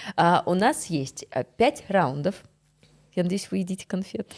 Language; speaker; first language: Russian; native; Russian